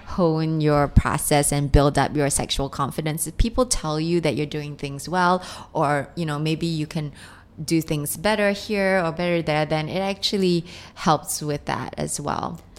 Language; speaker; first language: English; non-native, local second language; Cantonese